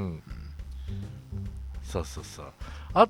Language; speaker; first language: Japanese; native; Japanese